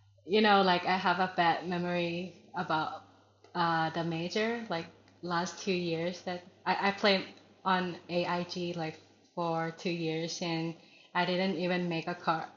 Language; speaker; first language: English; non-native, learner; Thai